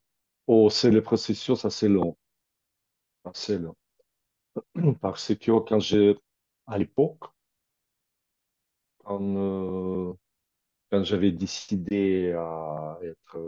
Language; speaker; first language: French; non-native, fluent; Russian